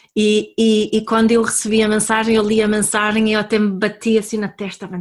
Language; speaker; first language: Portuguese; early bilingual, other home language; Swedish